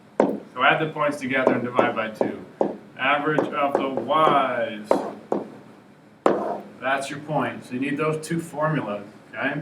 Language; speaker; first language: English; native; English